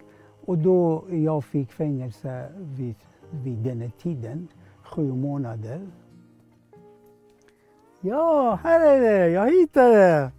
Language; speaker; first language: Swedish; non-native, fluent; Persian